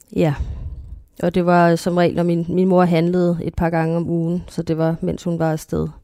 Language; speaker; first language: Danish; native; Danish